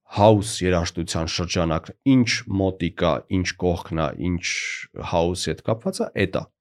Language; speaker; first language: Armenian; native; Armenian